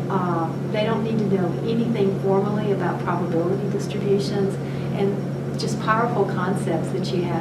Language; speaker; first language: English; native; English